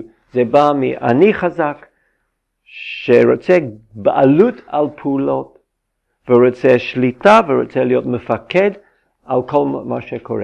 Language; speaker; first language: Hebrew; non-native, fluent; English